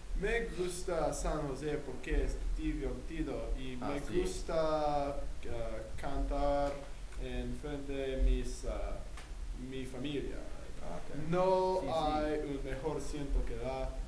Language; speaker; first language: Spanish; non-native, learner; English